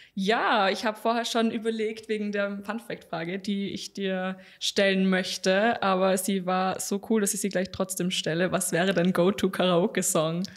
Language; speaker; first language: German; native; German